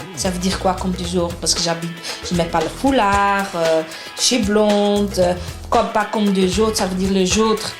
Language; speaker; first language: French; non-native, fluent; Arabic